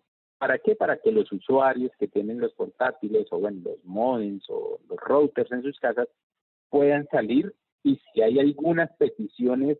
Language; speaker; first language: Spanish; native; Spanish